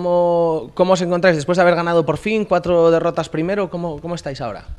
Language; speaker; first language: Spanish; native; Spanish